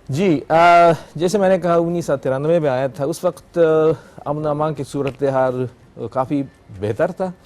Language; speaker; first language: Hindi; non-native, fluent; Japanese